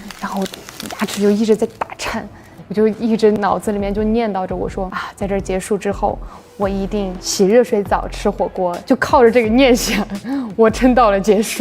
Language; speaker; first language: Chinese; native; Chinese